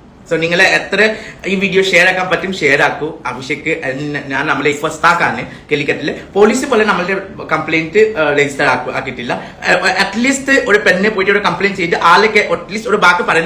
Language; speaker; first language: Malayalam; non-native, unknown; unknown